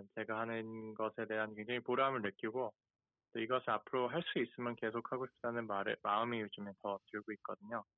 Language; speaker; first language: Korean; early bilingual, heritage; Korean